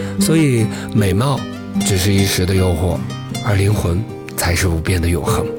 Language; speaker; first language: Chinese; native; Chinese